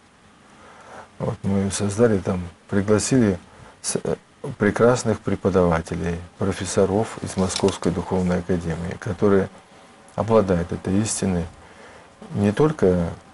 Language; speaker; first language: Russian; native; Russian